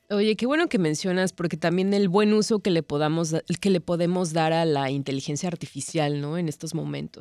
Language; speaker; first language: Spanish; native; Spanish